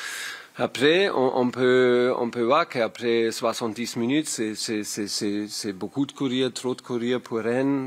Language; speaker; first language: French; non-native, learner; German